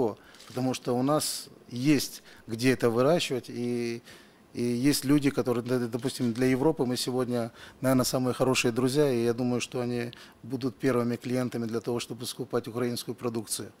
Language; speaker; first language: Russian; native; Russian